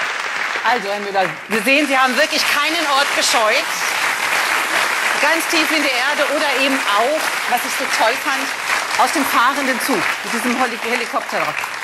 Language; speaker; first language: German; native; German